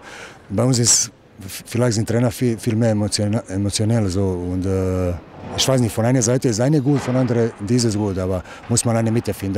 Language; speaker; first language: German; non-native, learner; Croatian